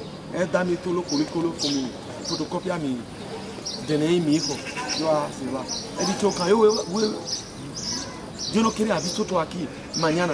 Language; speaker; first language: Spanish; non-native, learner; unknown